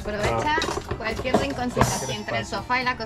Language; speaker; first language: Spanish; native; Spanish